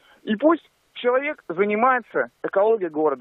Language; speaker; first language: Russian; native; Russian